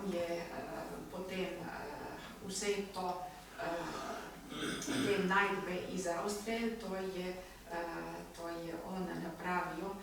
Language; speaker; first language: Slovenian; non-native, learner; German